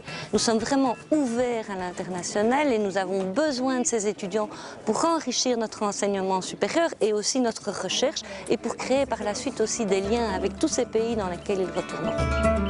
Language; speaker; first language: French; native; French